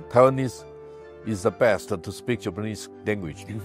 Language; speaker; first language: English; non-native, fluent; Chinese